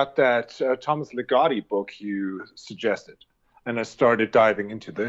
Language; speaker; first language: English; non-native, fluent; German